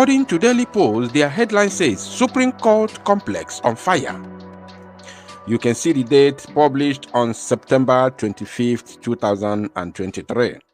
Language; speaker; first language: English; non-native, local second language; Igbo